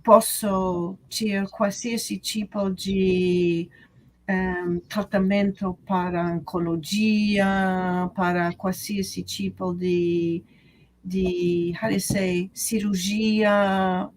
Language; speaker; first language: Portuguese; non-native, learner; English